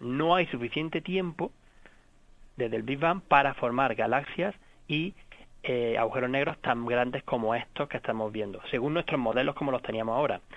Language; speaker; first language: Spanish; native; Spanish